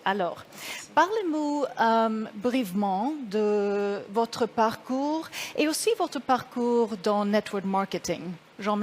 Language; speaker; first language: French; non-native, learner; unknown